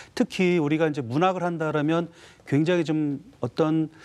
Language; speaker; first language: Korean; native; Korean